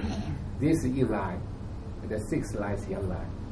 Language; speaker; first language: English; non-native, learner; Chinese